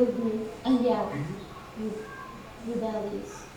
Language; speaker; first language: English; non-native, fluent; Spanish